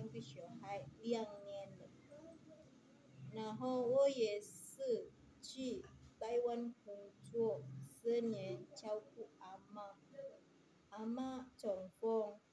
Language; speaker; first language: Chinese; non-native, learner; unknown